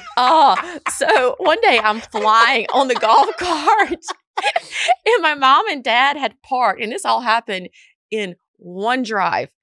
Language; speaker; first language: English; native; English